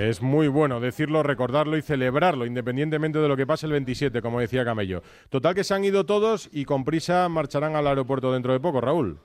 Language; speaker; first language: Spanish; native; Spanish